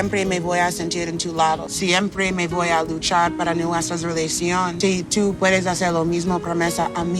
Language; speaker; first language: Spanish; non-native, learner; English